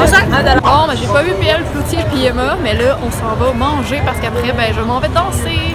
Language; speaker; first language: French; native; French